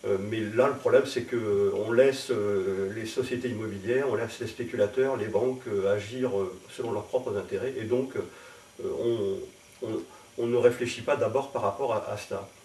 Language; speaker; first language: French; native; French